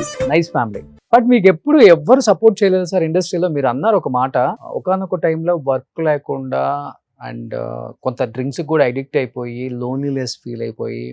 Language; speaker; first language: Telugu; native; Telugu